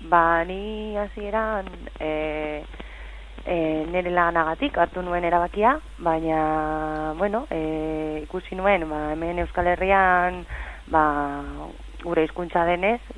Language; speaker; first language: Basque; non-native, local second language; Spanish